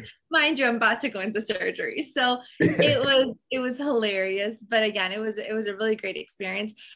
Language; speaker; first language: English; non-native, fluent; Serbian